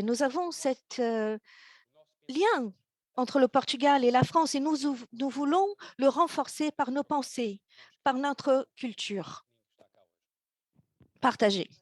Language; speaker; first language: French; non-native, fluent; Portuguese